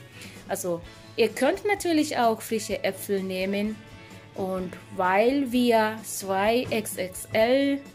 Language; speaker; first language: German; non-native, fluent; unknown